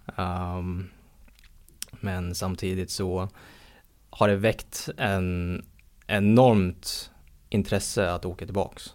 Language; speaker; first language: Swedish; early bilingual, heritage; Swedish